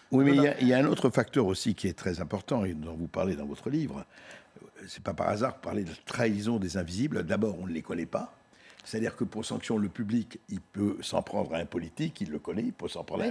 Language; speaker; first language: French; native; French